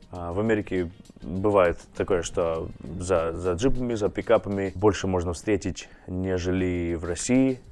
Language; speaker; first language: Russian; non-native, fluent; English